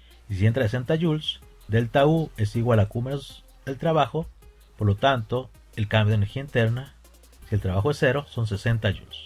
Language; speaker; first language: Spanish; native; Spanish